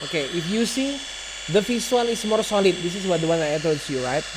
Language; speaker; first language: English; non-native, learner; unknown